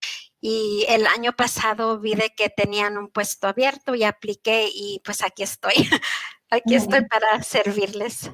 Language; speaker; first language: Spanish; early bilingual, heritage; Spanish